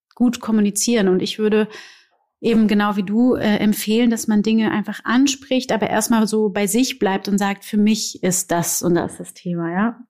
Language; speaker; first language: German; native; German